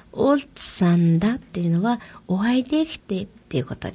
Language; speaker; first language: Japanese; native; Japanese